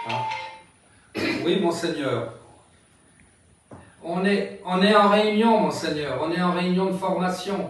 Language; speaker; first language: French; native; French